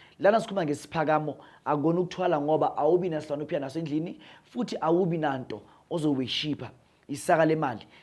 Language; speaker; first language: Zulu; non-native, local second language; Northern Sotho